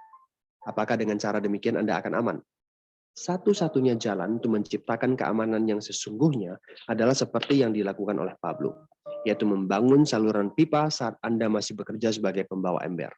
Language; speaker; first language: Indonesian; native; Indonesian